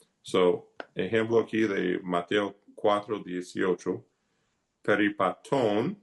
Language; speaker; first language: Spanish; non-native, fluent; English